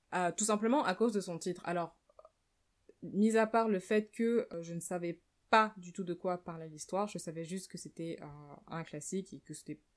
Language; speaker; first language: French; native; French